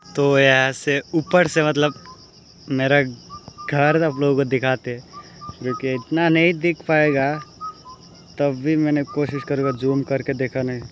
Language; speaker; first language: Hindi; non-native, local second language; Bangla